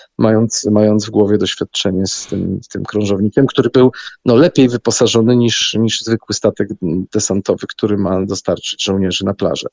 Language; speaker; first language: Polish; native; Polish